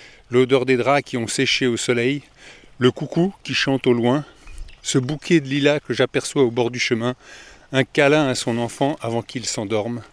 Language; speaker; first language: French; native; French